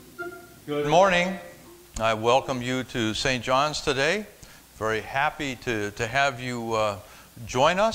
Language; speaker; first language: English; native; English